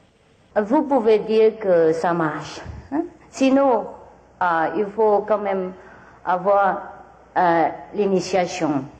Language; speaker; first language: French; non-native, learner; Vietnamese